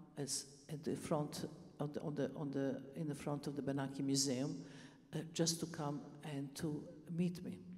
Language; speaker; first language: English; non-native, fluent; Serbian